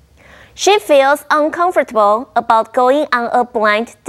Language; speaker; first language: English; non-native, fluent; Chinese